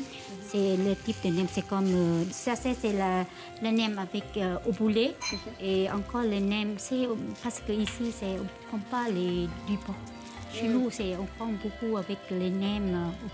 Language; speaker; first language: French; non-native, learner; Vietnamese